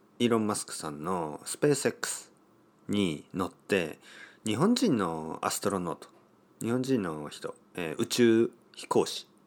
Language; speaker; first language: Japanese; native; Japanese